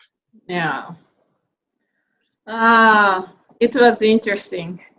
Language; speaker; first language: English; non-native, learner; Japanese